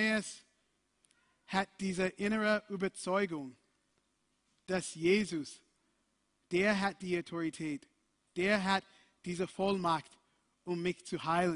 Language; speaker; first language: German; non-native, fluent; English